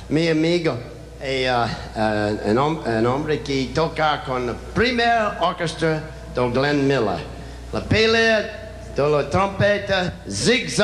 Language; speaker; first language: Spanish; non-native, learner; English